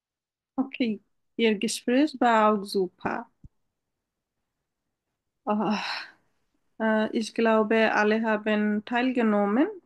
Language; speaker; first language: German; non-native, fluent; Bangla